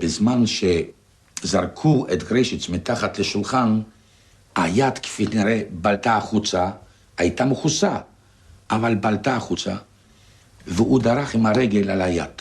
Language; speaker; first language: Hebrew; non-native, fluent; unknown